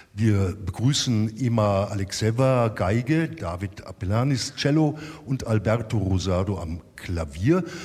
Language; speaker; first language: German; native; German